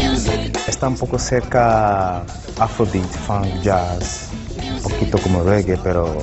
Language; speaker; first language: Spanish; non-native, fluent; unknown